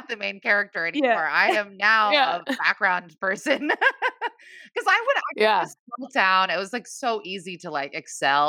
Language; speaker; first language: English; native; English